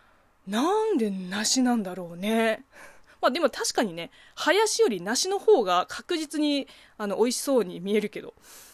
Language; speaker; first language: Japanese; non-native, fluent; Chinese